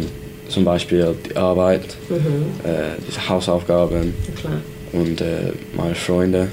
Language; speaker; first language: German; non-native, learner; English